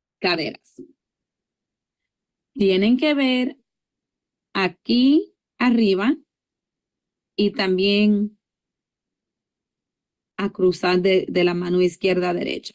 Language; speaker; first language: Spanish; early bilingual, heritage; English